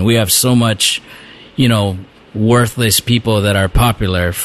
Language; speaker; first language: English; native; English